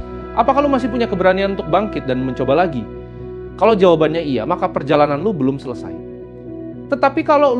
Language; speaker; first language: Indonesian; native; Indonesian